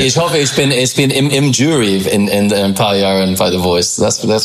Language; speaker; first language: German; non-native, learner; English